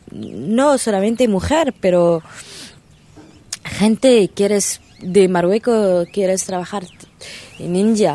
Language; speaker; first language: Spanish; non-native, learner; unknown